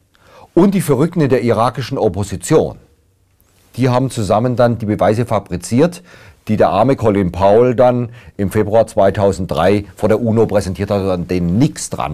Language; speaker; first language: German; native; German